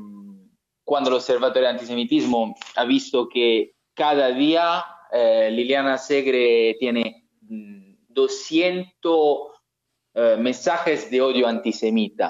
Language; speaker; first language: Spanish; non-native, learner; Italian